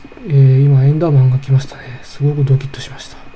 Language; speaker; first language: Japanese; native; Japanese